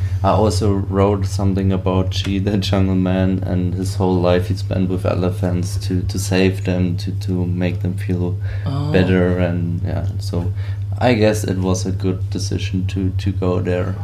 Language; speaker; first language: English; non-native, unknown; German